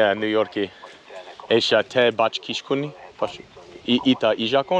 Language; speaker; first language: Hungarian; non-native, learner; English